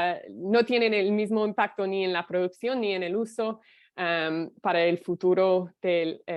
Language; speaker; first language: Spanish; non-native, fluent; English